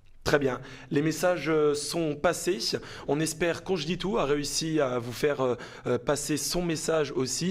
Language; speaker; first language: French; native; French